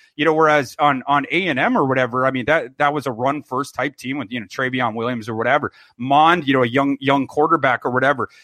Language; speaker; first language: English; native; English